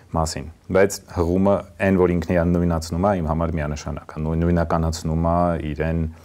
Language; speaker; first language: Armenian; native; Armenian